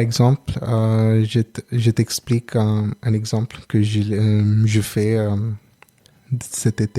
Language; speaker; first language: French; non-native, learner; Telugu